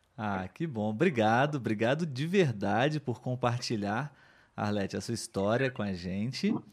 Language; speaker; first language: Portuguese; native; Portuguese